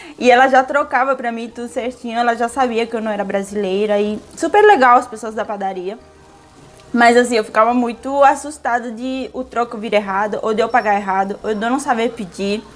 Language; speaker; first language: Portuguese; non-native, fluent; Spanish